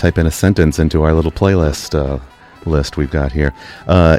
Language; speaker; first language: English; native; English